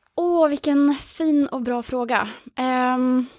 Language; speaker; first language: Swedish; non-native, fluent; Norwegian